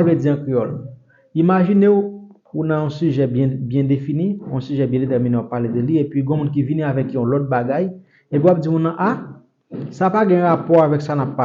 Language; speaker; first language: French; non-native, learner; Haitian Creole